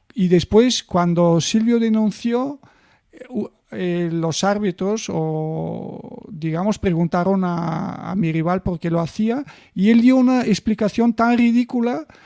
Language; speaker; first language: Spanish; non-native, fluent; Bulgarian